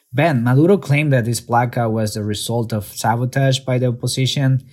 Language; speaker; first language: English; non-native, fluent; Spanish